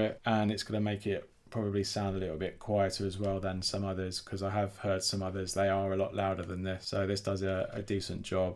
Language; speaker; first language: English; native; English